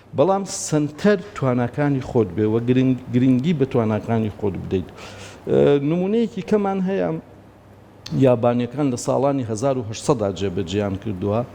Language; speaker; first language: Central Kurdish; native; Central Kurdish